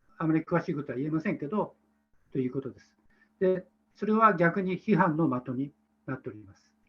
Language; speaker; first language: Japanese; native; Japanese